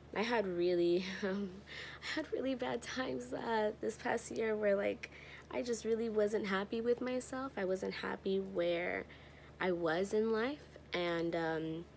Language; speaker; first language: English; native; English